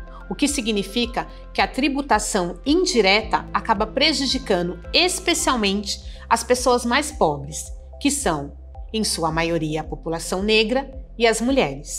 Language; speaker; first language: Portuguese; native; Portuguese